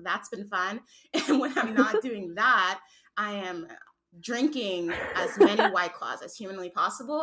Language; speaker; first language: English; native; English